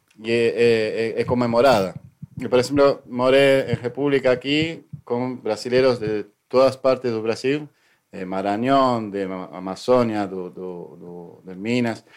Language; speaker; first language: Portuguese; non-native, fluent; Spanish